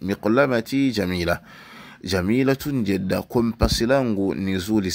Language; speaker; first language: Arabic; non-native, fluent; Swahili